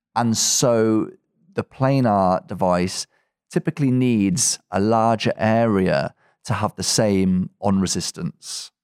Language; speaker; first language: English; native; English